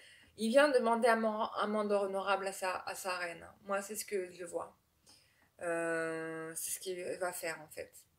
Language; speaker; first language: French; native; French